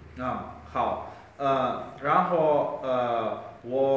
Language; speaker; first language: Chinese; non-native, learner; Uzbek